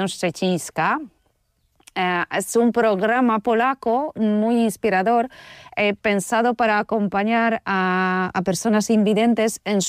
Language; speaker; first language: Spanish; non-native, fluent; Polish